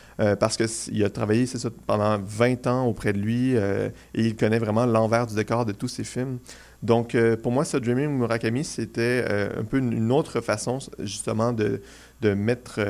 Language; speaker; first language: French; native; French